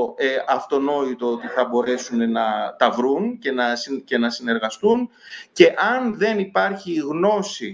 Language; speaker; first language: Greek; native; Greek